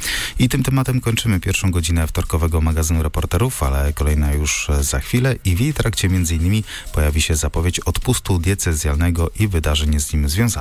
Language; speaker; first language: Polish; native; Polish